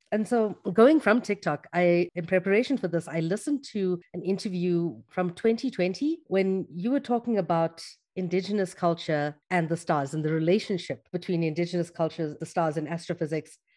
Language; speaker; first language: English; native; English